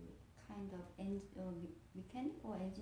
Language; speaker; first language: English; non-native, learner; Korean